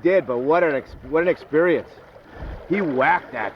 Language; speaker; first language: English; native; English